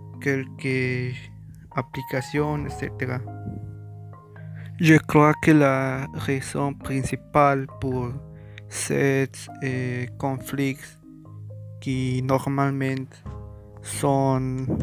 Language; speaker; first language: French; non-native, learner; Spanish